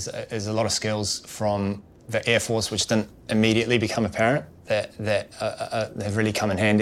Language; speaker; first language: English; native; English